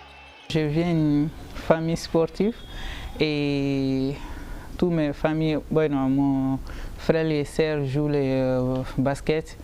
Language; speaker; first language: French; non-native, local second language; Bambara